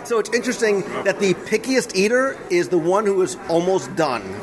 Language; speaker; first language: English; native; English